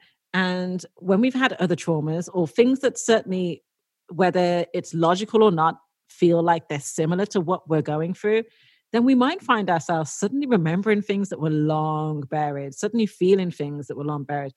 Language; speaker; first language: English; native; English